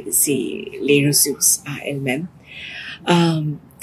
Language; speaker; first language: French; non-native, fluent; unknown